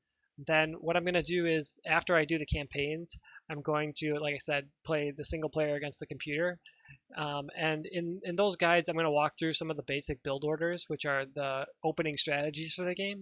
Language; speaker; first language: English; native; English